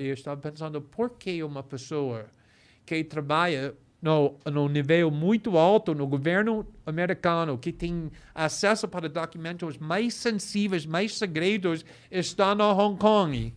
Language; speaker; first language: Portuguese; non-native, fluent; English